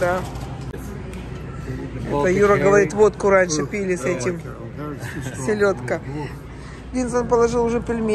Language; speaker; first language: Russian; native; Russian